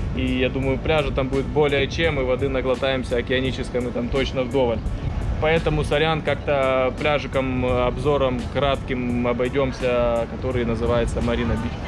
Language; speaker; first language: Russian; native; Russian